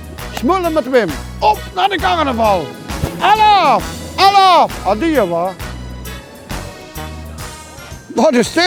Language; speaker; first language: Dutch; native; Dutch